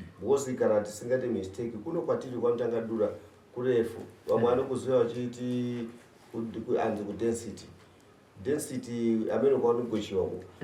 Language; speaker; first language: Shona; non-native, fluent; Nyanja